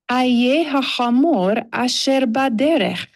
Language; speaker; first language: Hebrew; non-native, learner; English